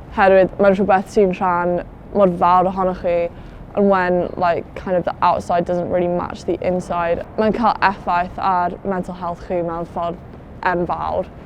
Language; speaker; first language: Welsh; non-native, local second language; English